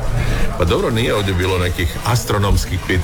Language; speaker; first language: Serbian; native; Serbian